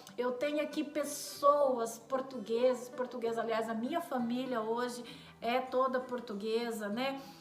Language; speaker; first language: Portuguese; native; Portuguese